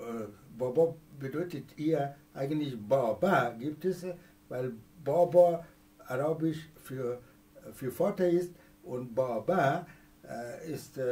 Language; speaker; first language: German; non-native, fluent; Persian